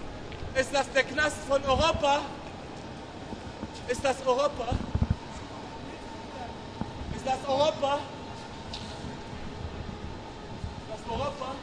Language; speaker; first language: German; non-native, learner; Arabic